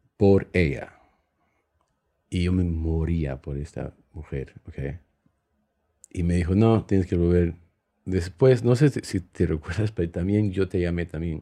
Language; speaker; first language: Spanish; early bilingual, heritage; Spanish